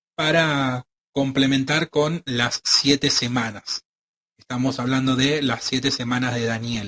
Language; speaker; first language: Spanish; native; Spanish